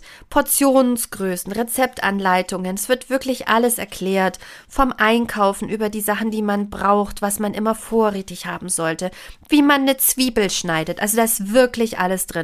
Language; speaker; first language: German; native; German